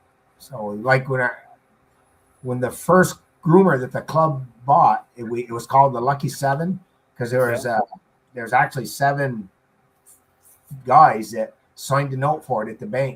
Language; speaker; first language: English; native; English